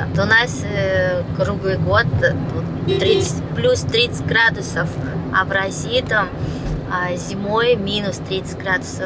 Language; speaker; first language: Russian; early bilingual, other home language; Vietnamese